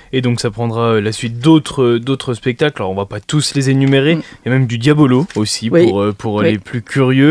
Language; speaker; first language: French; native; French